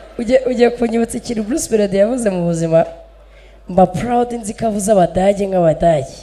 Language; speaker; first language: Kinyarwanda; early bilingual, heritage; Kinyarwanda